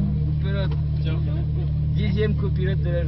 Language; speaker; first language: French; native; French